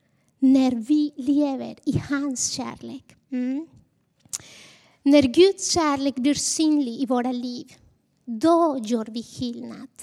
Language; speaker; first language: Swedish; non-native, fluent; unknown